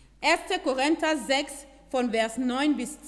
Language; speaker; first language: German; non-native, fluent; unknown